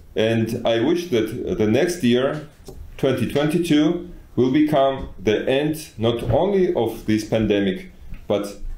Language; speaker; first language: English; non-native, fluent; Georgian